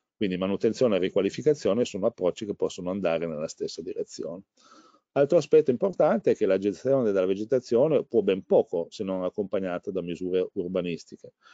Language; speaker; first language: Italian; native; Italian